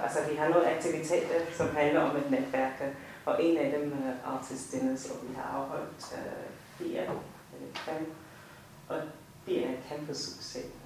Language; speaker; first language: Danish; non-native, fluent; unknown